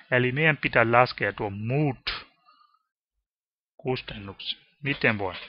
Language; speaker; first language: Finnish; non-native, learner; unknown